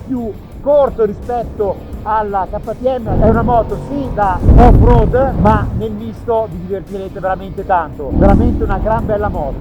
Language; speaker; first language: Italian; native; Italian